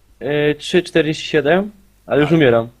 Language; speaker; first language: Polish; native; Polish